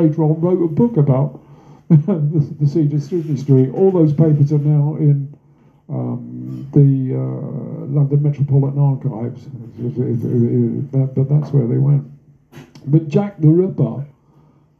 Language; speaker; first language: English; native; English